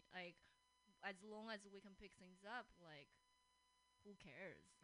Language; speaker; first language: English; non-native, fluent; Chinese